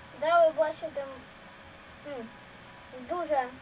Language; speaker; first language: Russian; non-native, local second language; Ukrainian